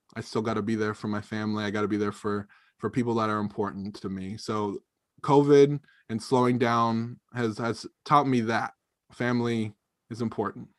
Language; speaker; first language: English; native; English